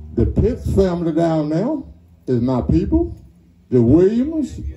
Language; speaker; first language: English; native; English